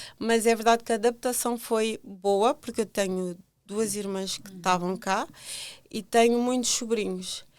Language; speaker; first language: Portuguese; native; Portuguese